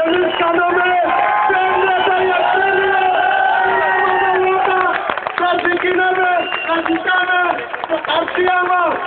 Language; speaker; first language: Greek; non-native, learner; Bangla